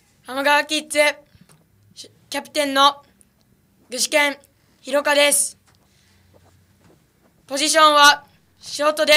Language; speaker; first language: Japanese; native; Japanese